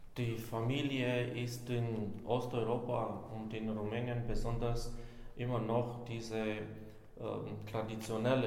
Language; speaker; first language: German; non-native, fluent; Romanian